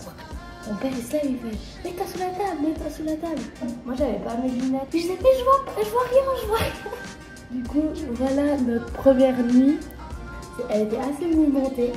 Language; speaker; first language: French; native; French